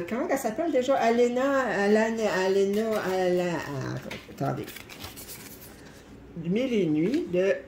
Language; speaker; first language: French; native; French